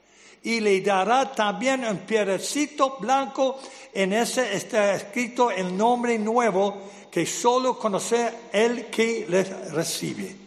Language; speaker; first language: Spanish; non-native, fluent; English